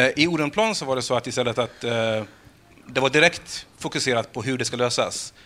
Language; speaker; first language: Swedish; early bilingual, other home language; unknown